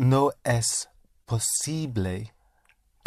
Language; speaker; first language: Spanish; non-native, learner; English